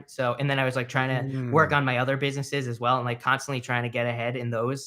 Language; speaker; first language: English; native; English